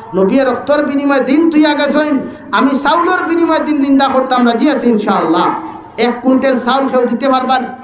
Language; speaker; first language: Bangla; native; Bangla